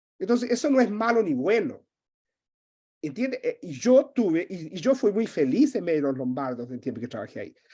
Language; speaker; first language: Spanish; early bilingual, heritage; Spanish